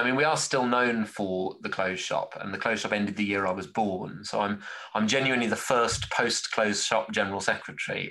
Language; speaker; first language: English; native; English